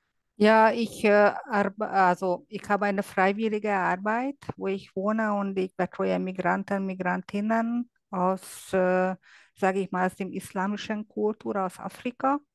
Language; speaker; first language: German; non-native, fluent; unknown